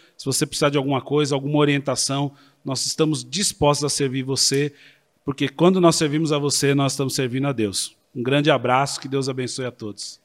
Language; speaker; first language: Portuguese; native; Portuguese